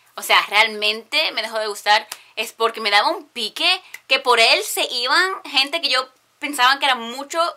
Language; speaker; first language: Spanish; early bilingual, heritage; Spanish